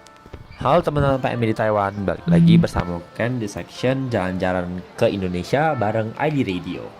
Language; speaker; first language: Indonesian; native; Indonesian